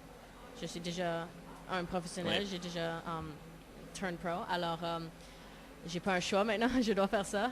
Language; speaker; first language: French; non-native, local second language; English